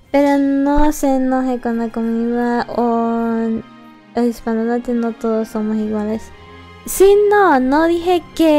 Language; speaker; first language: Spanish; early bilingual, heritage; Spanish